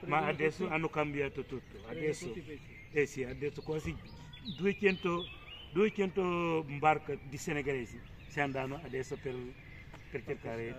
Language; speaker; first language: Italian; non-native, learner; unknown